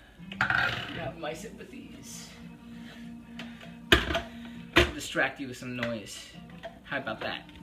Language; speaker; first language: English; early bilingual, other home language; Spanish